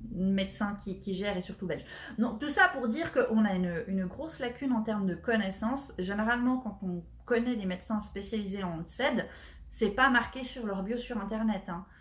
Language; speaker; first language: French; native; French